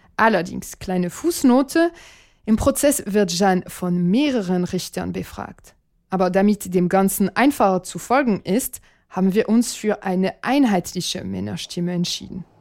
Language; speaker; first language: German; non-native, fluent; French